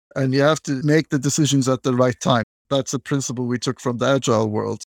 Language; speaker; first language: English; non-native, fluent; Turkish